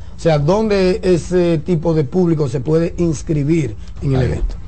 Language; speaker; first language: Spanish; native; Spanish